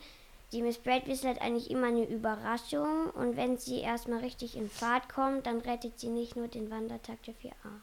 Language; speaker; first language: German; native; German